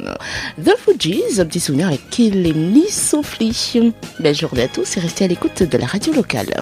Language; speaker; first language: French; native; French